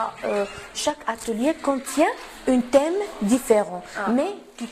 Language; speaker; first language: French; non-native, local second language; Arabic